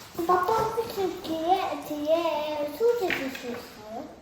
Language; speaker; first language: Korean; early bilingual, heritage; French